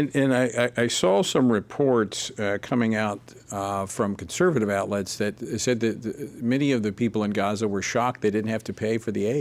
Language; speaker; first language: English; native; English